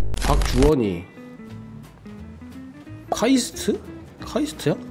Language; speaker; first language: Korean; native; Korean